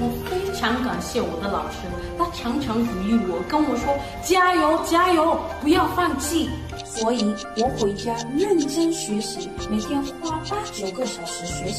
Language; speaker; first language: Chinese; non-native, learner; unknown